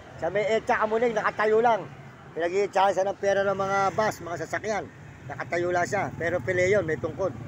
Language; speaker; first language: Filipino; native; Filipino